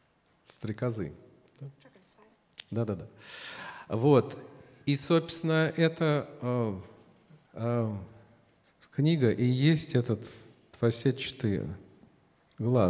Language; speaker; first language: Russian; native; Russian